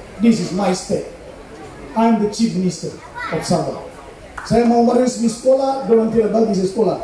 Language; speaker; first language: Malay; non-native, local second language; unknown